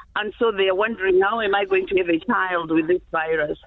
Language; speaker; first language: English; non-native, local second language; Shona